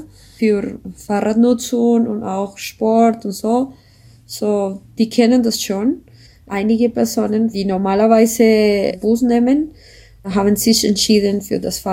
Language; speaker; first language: German; non-native, learner; Spanish